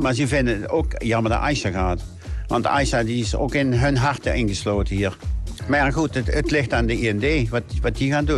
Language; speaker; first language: Dutch; native; Dutch